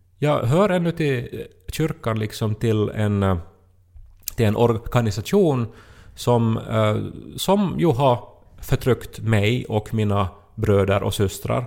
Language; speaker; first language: Swedish; native; Swedish